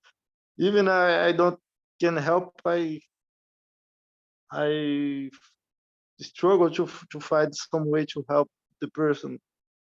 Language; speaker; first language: English; non-native, learner; Portuguese